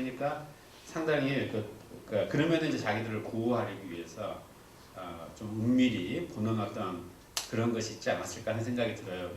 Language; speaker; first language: Korean; native; Korean